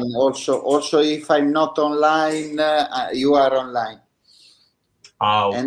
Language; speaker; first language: English; non-native, learner; Italian